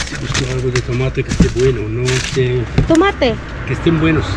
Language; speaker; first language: Spanish; native; Spanish